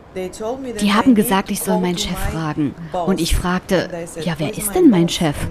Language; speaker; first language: German; non-native, fluent; Bulgarian